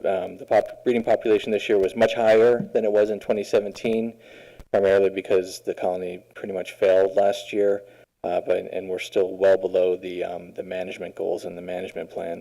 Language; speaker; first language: English; native; English